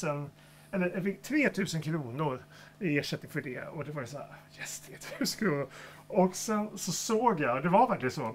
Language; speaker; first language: Swedish; native; Swedish